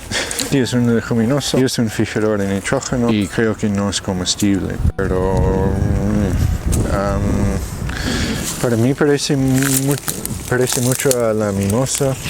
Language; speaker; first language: Spanish; non-native, fluent; English